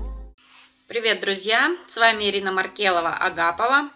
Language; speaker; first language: Russian; native; Russian